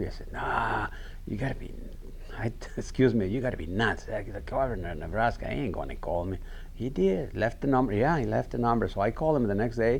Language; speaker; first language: English; non-native, learner; Spanish